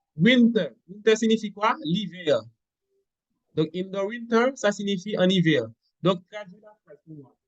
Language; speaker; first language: French; non-native, local second language; Haitian Creole